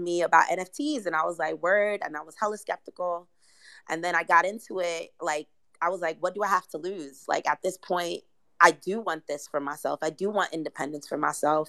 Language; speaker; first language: English; native; English